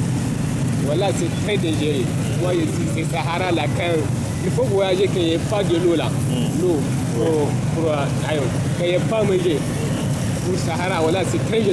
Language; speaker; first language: French; non-native, learner; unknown